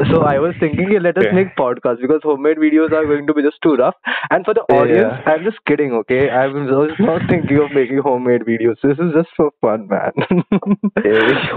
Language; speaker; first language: English; non-native, local second language; Hindi